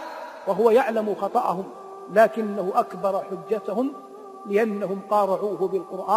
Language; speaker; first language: Arabic; native; Arabic